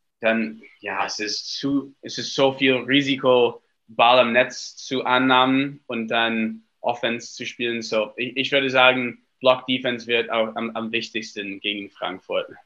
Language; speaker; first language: German; non-native, learner; English